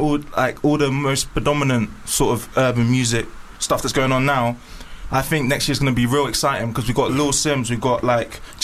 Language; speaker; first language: English; native; English